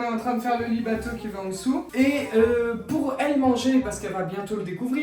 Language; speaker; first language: French; native; French